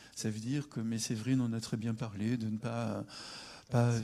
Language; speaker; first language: French; native; French